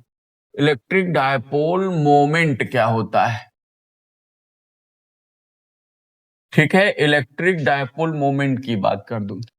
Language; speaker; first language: Hindi; native; Hindi